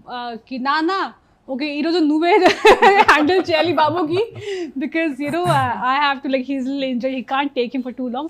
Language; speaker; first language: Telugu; non-native, fluent; Hindi